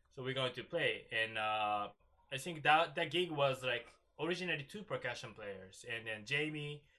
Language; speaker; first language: English; non-native, learner; Japanese